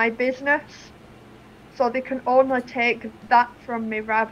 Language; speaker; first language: English; native; English